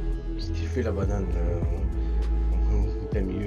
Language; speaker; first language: French; native; French